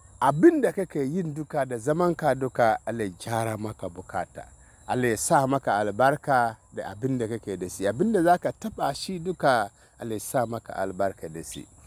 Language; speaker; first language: Hausa; non-native, local second language; Dyula